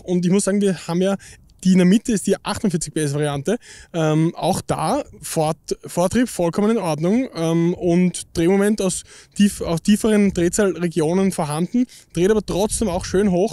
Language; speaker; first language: German; native; German